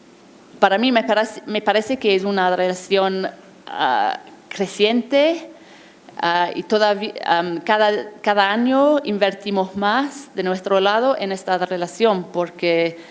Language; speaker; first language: Spanish; non-native, fluent; English